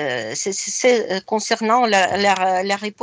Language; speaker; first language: French; non-native, fluent; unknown